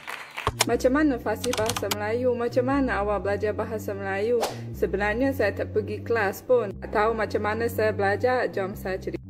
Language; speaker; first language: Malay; non-native, fluent; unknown